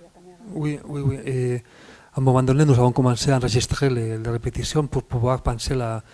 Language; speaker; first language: French; non-native, fluent; Spanish